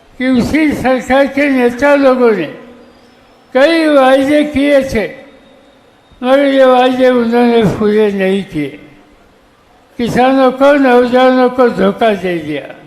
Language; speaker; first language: Hindi; non-native, local second language; Marathi